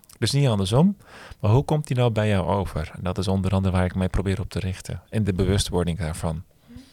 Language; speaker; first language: Dutch; early bilingual, other home language; Turkish